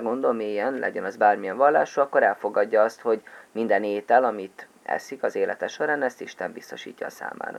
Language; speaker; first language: Hungarian; native; Hungarian